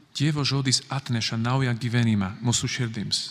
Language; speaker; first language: Lithuanian; non-native, learner; Slovak